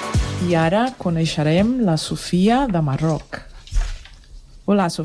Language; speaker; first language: Catalan; non-native, learner; Portuguese